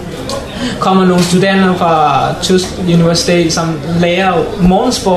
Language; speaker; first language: Danish; non-native, learner; Mon